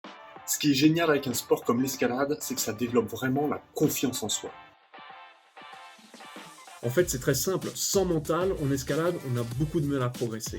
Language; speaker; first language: French; native; French